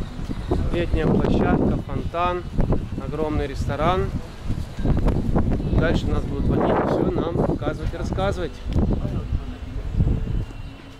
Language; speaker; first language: Russian; native; Russian